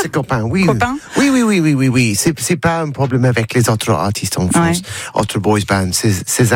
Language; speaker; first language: French; non-native, learner; English